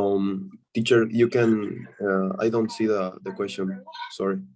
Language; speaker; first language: English; non-native, learner; Spanish